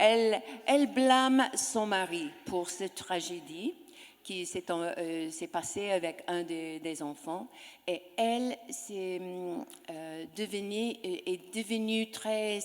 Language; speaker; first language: French; non-native, learner; English